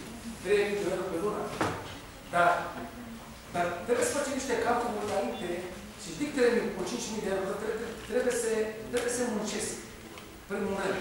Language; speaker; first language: Romanian; non-native, learner; Hebrew